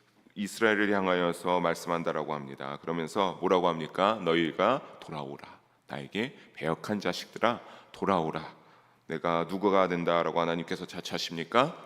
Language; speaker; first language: Korean; native; Korean